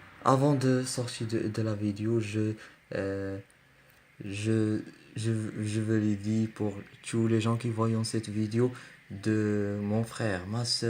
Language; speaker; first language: French; non-native, learner; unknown